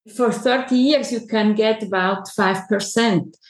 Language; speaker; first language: English; non-native, learner; German